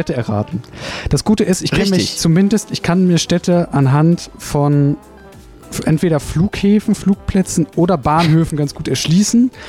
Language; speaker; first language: German; native; German